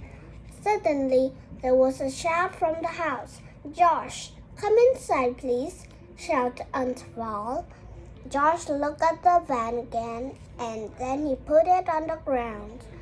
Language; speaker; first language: English; non-native, learner; Vietnamese